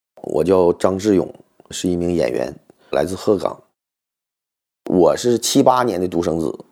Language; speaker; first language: Chinese; native; Chinese